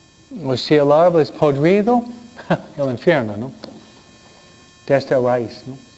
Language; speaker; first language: Spanish; non-native, fluent; English